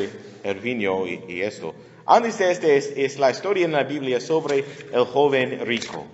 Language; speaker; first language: Spanish; non-native, learner; English